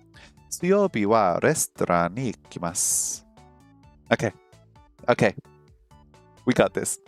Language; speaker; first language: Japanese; non-native, learner; English